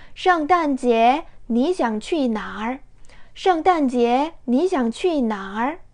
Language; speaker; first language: Chinese; non-native, fluent; Korean